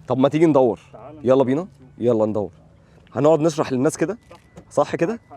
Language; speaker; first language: Arabic; native; Arabic